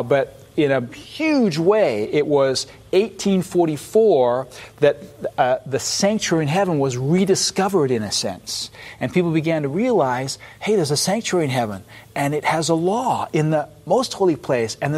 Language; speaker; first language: English; native; English